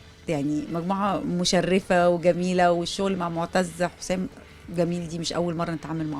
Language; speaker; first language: Arabic; native; Arabic